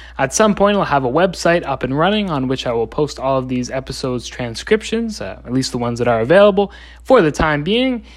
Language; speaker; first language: English; native; English